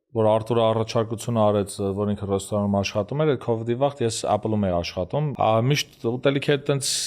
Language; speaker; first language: Armenian; early bilingual, heritage; Armenian